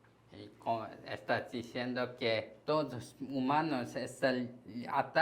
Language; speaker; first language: Spanish; non-native, learner; Korean